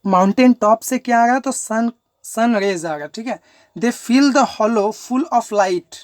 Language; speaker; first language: Hindi; non-native, local second language; Bangla